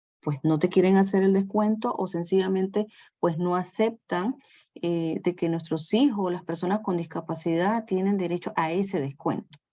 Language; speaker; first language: Spanish; native; Spanish